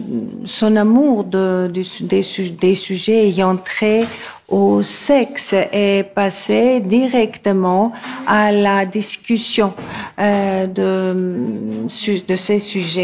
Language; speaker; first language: French; non-native, fluent; Greek